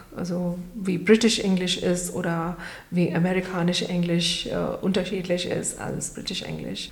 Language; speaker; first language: German; non-native, fluent; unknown